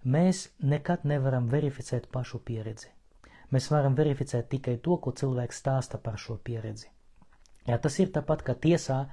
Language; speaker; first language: Latvian; non-native, local second language; Russian